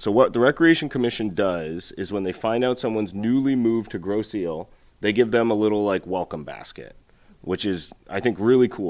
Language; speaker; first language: English; native; English